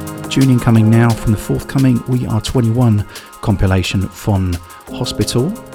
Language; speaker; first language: English; native; English